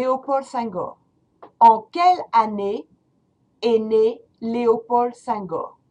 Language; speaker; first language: French; non-native, fluent; English